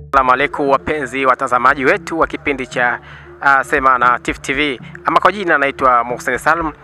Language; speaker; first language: Swahili; native; Swahili